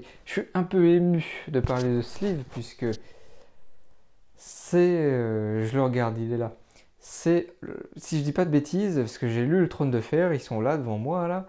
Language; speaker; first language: French; native; French